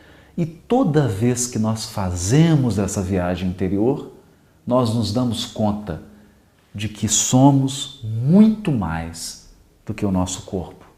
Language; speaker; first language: Portuguese; native; Portuguese